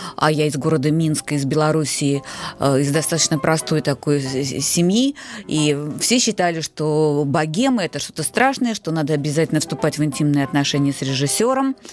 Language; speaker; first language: Russian; native; Russian